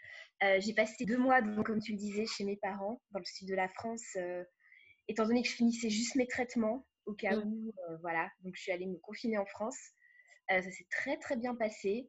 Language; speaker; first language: French; native; French